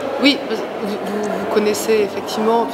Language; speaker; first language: French; native; French